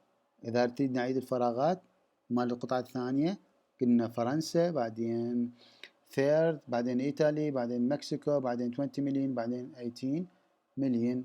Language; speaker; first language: Arabic; native; Arabic